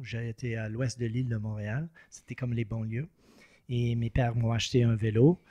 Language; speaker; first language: French; non-native, local second language; English